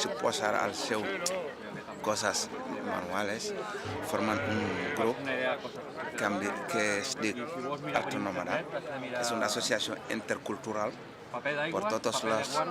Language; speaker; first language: Catalan; non-native, learner; Spanish